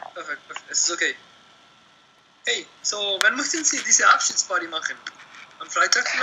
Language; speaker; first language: German; non-native, learner; Spanish